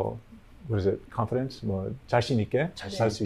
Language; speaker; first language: Korean; non-native, learner; English